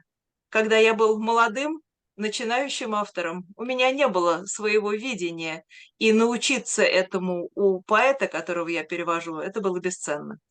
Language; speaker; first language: Russian; native; Russian